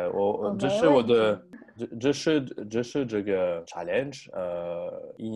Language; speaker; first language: Chinese; non-native, learner; French